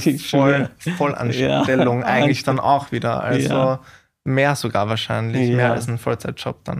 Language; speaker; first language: German; native; German